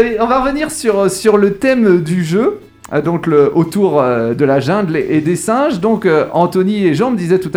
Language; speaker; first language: French; native; French